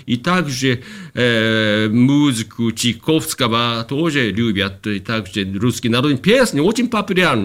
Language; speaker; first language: Russian; non-native, fluent; Japanese